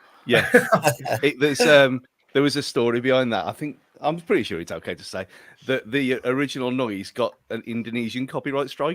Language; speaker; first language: English; native; English